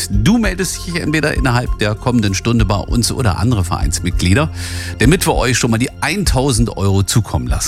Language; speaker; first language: German; native; German